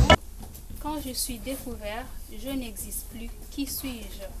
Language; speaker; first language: French; non-native, local second language; Comorian